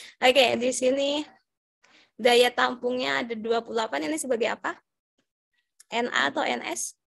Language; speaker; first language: Indonesian; native; Indonesian